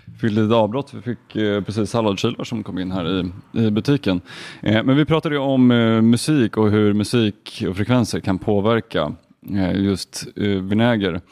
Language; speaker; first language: Swedish; native; Swedish